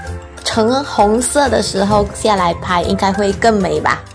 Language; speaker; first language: Chinese; native; Chinese